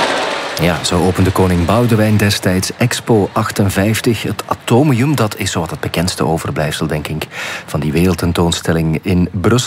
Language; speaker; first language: Dutch; native; Dutch